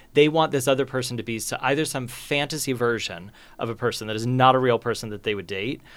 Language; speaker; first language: English; native; English